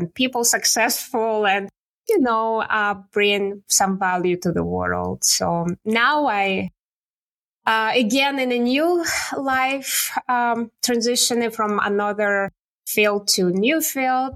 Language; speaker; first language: English; non-native, learner; Russian